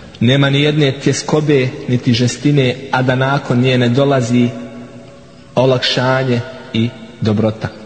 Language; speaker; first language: Bosnian; non-native, fluent; Arabic